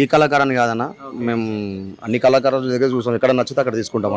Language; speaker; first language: Telugu; native; Telugu